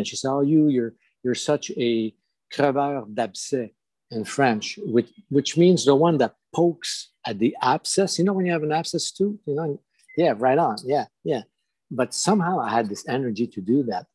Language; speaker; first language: English; non-native, fluent; French